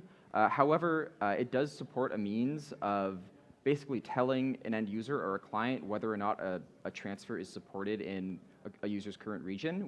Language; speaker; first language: English; native; English